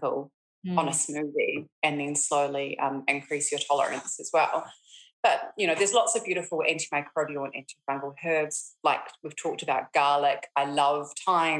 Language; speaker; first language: English; native; English